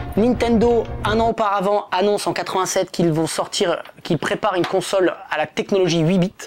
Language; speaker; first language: French; native; French